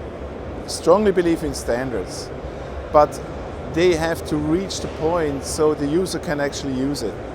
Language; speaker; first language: English; non-native, fluent; German